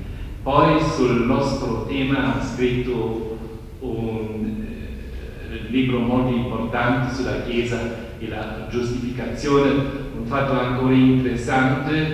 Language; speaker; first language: Italian; non-native, fluent; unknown